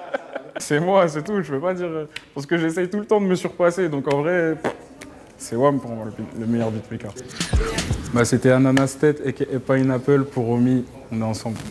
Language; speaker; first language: French; native; French